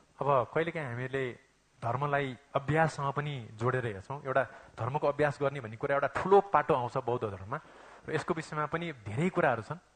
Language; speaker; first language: Nepali; native; Nepali